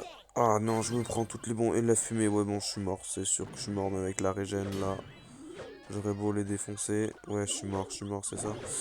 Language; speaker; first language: French; native; French